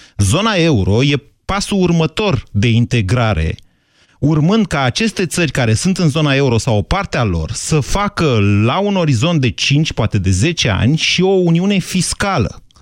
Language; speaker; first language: Romanian; native; Romanian